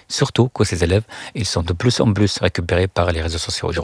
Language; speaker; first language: French; non-native, fluent; Arabic